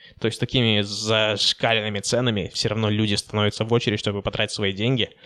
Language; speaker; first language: Russian; native; Russian